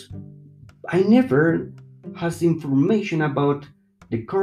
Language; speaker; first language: English; non-native, learner; Spanish